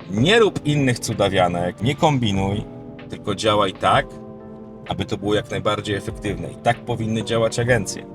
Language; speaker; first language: Polish; native; Polish